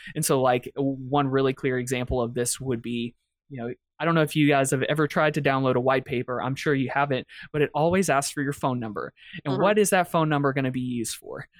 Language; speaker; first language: English; native; English